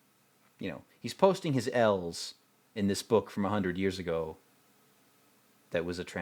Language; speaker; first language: English; native; English